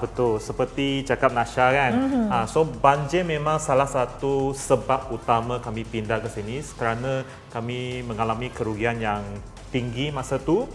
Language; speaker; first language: Malay; native; Malay